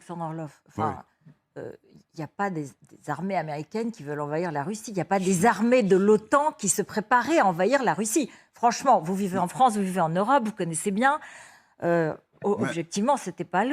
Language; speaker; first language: French; native; French